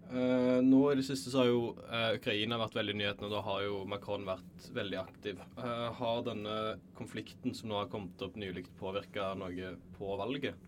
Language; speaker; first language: Norwegian; native; Norwegian